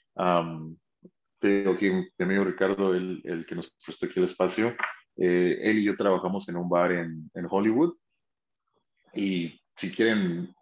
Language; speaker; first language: Spanish; native; Spanish